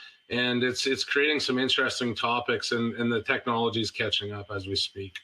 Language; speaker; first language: English; native; English